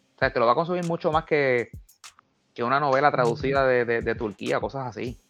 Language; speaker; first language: Spanish; native; Spanish